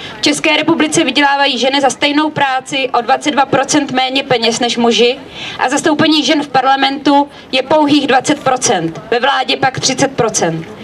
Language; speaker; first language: Czech; native; Czech